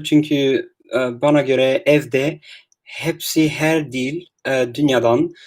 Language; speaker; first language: Turkish; non-native, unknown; English